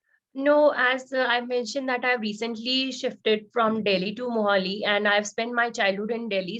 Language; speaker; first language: English; non-native, learner; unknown